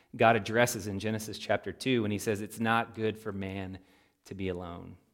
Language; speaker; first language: English; native; English